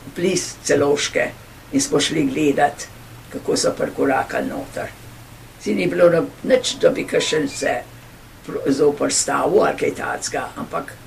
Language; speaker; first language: Slovenian; native; Slovenian